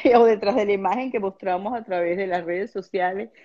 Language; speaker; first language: Spanish; native; Spanish